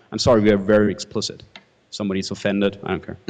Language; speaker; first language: English; non-native, fluent; German